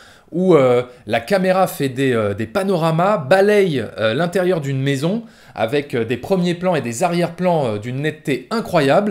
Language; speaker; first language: French; native; French